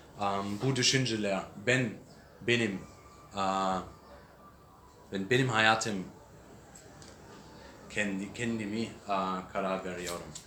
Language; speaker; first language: Turkish; non-native, learner; English